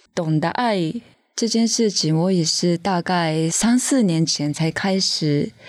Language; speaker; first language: Chinese; non-native, fluent; Japanese